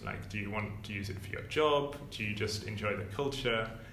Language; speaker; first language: English; native; English